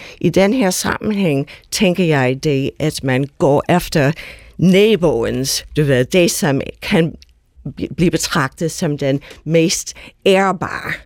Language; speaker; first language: Danish; non-native, fluent; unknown